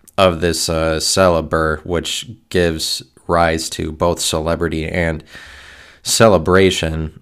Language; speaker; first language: English; native; English